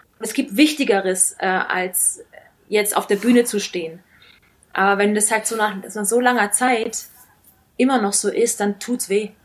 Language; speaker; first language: German; early bilingual, other home language; Italian